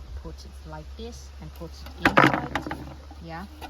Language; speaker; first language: English; non-native, learner; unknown